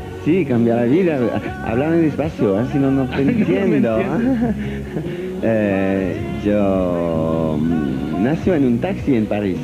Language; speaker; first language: Spanish; non-native, learner; French